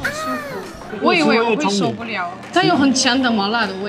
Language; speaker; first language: Chinese; non-native, fluent; Russian